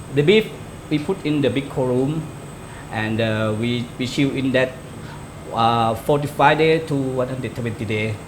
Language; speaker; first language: English; non-native, learner; Thai